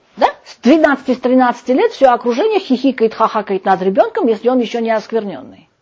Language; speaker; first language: Russian; non-native, local second language; Armenian